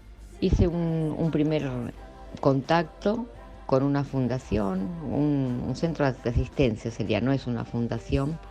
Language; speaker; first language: Spanish; native; Spanish